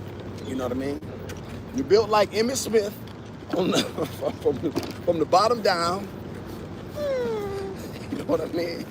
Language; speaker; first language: English; native; English